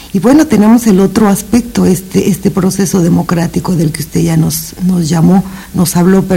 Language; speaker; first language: Spanish; native; Spanish